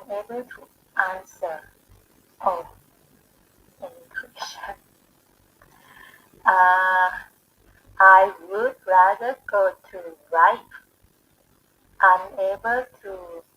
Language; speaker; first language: English; non-native, learner; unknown